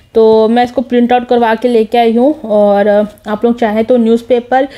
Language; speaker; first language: Hindi; non-native, local second language; Nepali